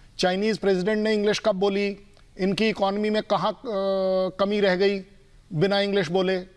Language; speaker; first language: Hindi; native; Hindi